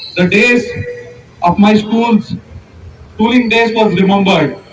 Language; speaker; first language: English; non-native, local second language; Urdu